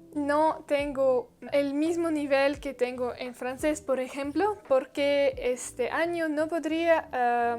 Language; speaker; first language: Spanish; non-native, learner; Russian